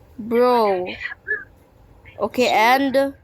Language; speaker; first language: English; non-native, local second language; Filipino